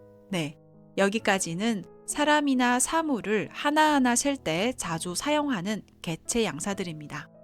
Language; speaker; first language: Korean; non-native, fluent; Chinese